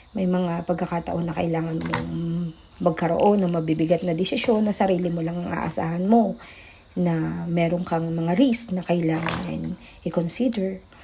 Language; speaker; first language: Filipino; native; Filipino